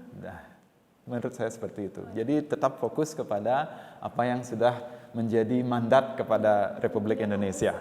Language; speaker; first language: Indonesian; non-native, local second language; Balinese